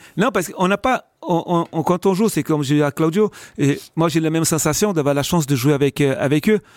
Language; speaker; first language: French; non-native, fluent; Portuguese